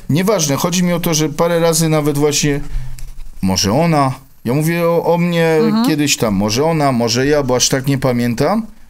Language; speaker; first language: Polish; non-native, fluent; Croatian